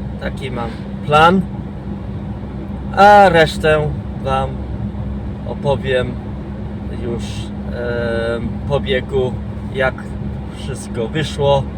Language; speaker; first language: Polish; non-native, fluent; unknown